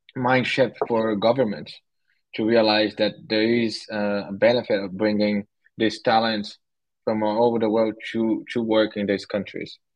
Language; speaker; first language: English; non-native, fluent; Portuguese